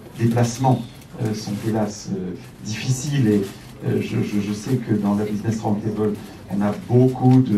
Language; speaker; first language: French; native; French